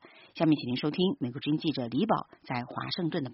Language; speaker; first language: Chinese; native; Chinese